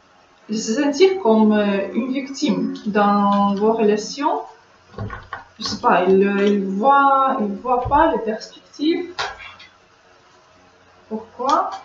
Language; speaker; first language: French; non-native, learner; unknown